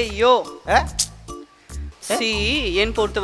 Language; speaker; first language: Tamil; non-native, learner; Gujarati